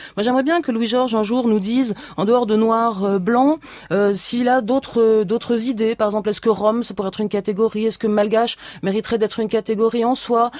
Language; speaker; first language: French; native; French